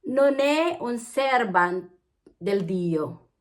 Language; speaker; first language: Italian; non-native, learner; Filipino